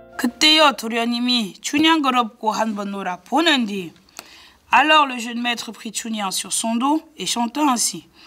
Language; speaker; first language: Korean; non-native, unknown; French